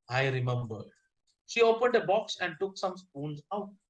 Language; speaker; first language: English; non-native, local second language; Malayalam